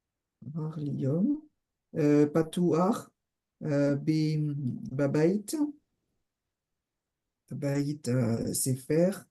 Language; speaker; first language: Hebrew; non-native, learner; French